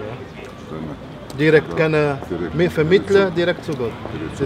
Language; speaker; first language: German; non-native, learner; Arabic